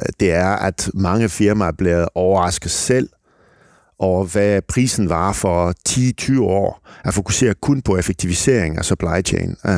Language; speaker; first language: Danish; non-native, fluent; French